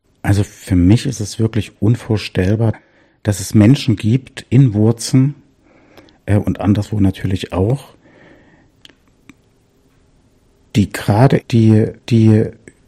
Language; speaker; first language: German; native; German